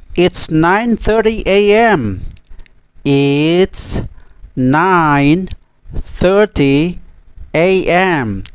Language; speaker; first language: English; non-native, fluent; Indonesian